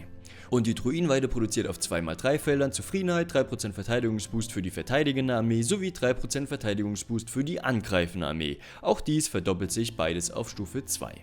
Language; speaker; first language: German; native; German